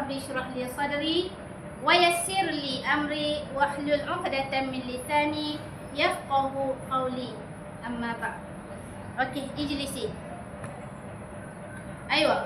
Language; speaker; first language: Arabic; non-native, learner; Malay